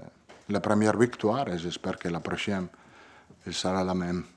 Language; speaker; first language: French; non-native, learner; Italian